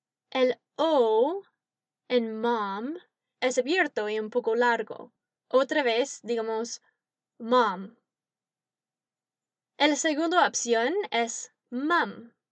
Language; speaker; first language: Spanish; non-native, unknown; English